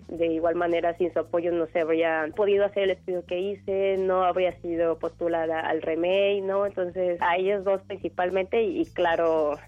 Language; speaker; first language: Spanish; native; Spanish